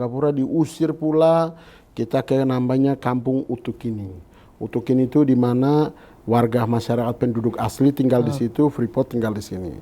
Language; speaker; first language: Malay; non-native, local second language; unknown